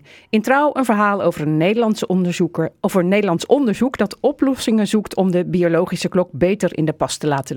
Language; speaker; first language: Dutch; native; Dutch